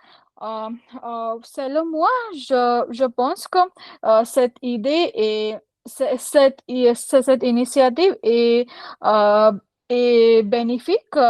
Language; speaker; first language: French; non-native, learner; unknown